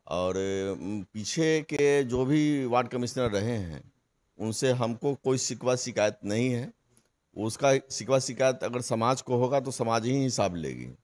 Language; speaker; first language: Hindi; native; Hindi